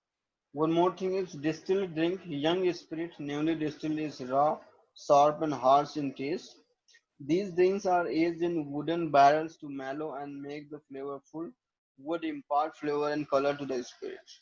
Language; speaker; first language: English; non-native, local second language; Hindi